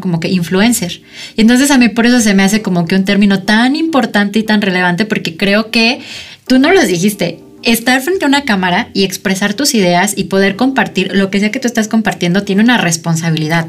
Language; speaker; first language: Spanish; native; Spanish